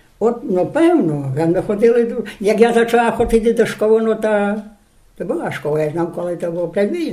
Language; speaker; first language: Polish; non-native, local second language; Rusyn